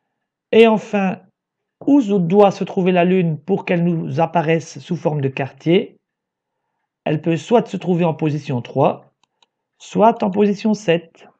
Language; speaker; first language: French; native; French